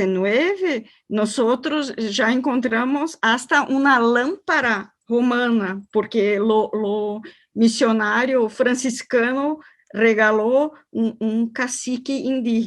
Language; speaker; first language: Spanish; non-native, learner; Portuguese